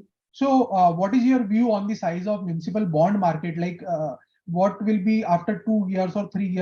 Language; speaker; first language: English; non-native, local second language; Hindi